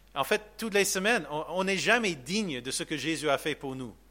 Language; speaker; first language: French; non-native, fluent; English